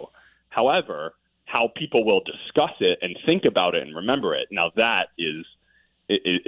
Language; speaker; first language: English; native; English